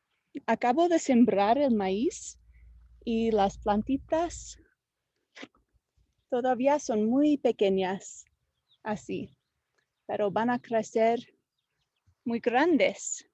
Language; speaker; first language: Spanish; non-native, fluent; English